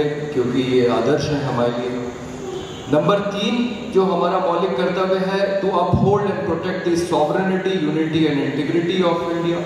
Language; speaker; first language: Hindi; native; Hindi